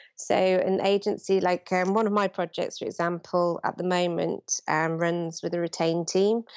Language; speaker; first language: English; native; English